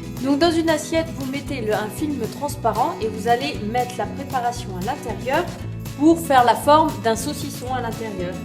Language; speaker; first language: French; native; French